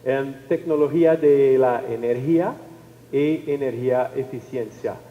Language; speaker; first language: Spanish; non-native, learner; French